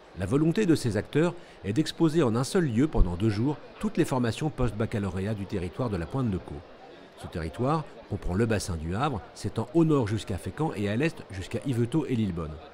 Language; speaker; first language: French; native; French